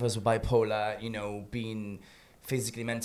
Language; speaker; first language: English; native; English